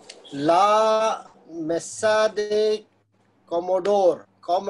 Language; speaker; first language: Spanish; non-native, learner; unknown